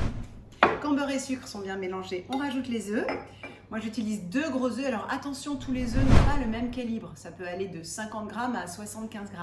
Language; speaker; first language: French; native; French